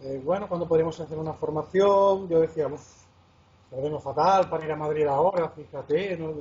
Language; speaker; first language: Spanish; native; Spanish